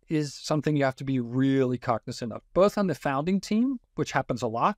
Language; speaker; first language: English; non-native, fluent; Danish